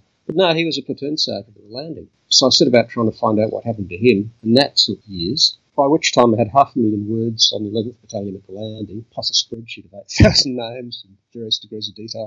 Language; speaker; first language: English; native; English